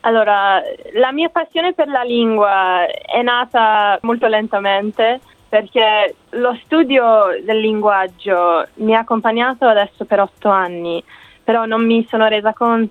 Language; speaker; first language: Italian; non-native, fluent; English